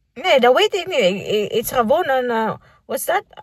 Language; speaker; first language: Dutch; non-native, learner; Filipino